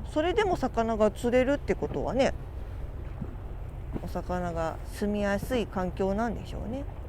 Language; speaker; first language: Japanese; native; Japanese